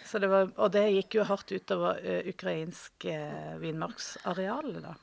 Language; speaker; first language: Norwegian; native; Norwegian